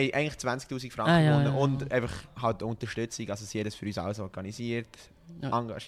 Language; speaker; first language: German; native; German